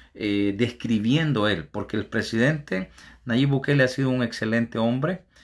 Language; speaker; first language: Spanish; native; Spanish